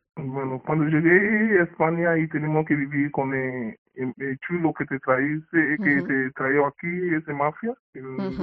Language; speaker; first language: Spanish; non-native, learner; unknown